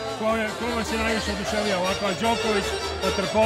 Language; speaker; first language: Serbian; native; Serbian